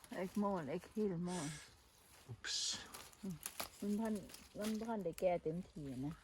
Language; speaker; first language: Danish; non-native, learner; Thai